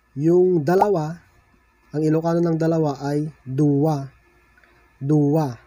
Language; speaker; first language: Filipino; non-native, local second language; Iloko